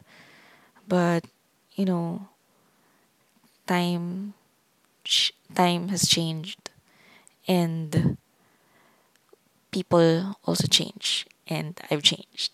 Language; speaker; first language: English; non-native, local second language; Filipino